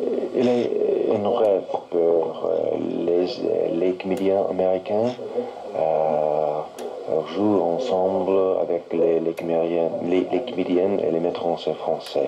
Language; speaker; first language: French; non-native, learner; English